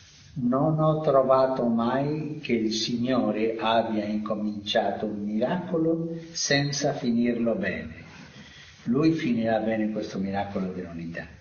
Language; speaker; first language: Italian; non-native, fluent; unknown